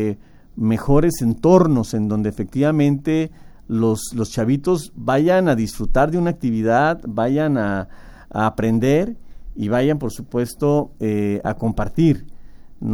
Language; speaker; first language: Spanish; native; Spanish